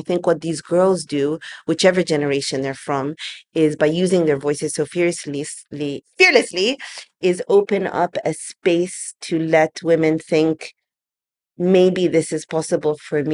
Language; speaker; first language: English; native; English